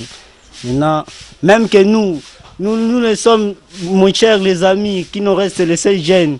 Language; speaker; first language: French; non-native, learner; Lingala